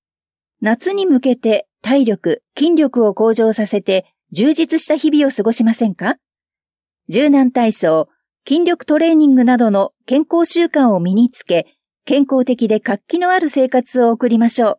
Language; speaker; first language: Japanese; native; Japanese